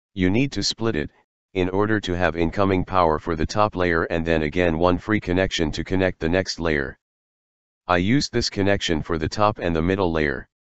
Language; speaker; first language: English; non-native, fluent; German